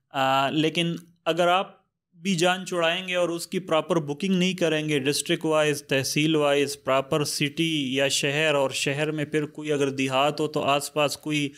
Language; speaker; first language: Urdu; non-native, local second language; Pashto